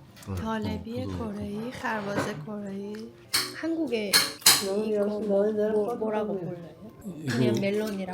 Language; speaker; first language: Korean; non-native, fluent; Persian